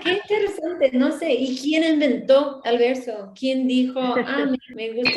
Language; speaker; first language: Spanish; non-native, learner; English